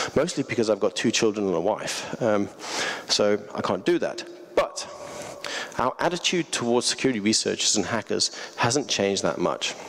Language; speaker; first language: English; native; English